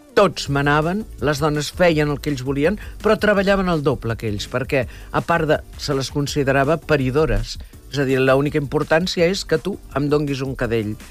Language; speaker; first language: Catalan; early bilingual, heritage; Catalan